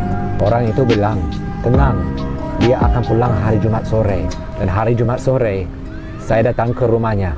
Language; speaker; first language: Indonesian; non-native, fluent; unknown